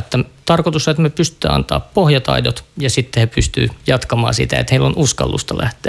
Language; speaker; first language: Finnish; native; Finnish